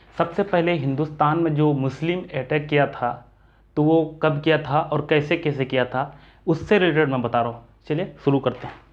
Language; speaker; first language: Hindi; native; Hindi